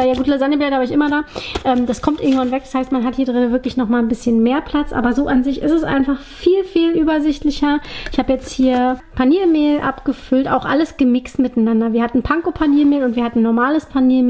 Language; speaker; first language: German; native; German